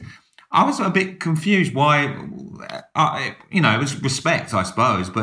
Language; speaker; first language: English; native; English